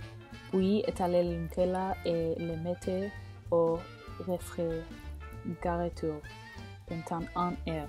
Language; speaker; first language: French; non-native, learner; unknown